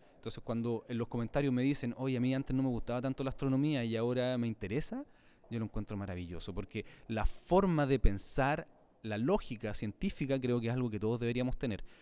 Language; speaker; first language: Spanish; native; Spanish